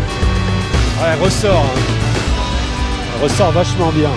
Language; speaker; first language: French; native; French